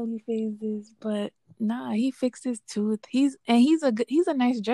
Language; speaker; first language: English; native; English